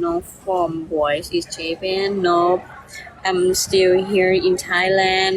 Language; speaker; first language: English; non-native, learner; Thai